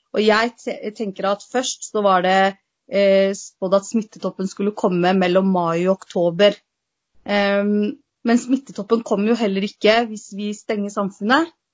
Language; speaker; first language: Norwegian; native; Norwegian